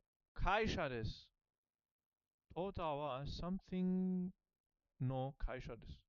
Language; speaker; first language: Japanese; non-native, learner; English